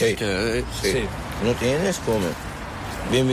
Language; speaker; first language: Spanish; non-native, learner; Arabic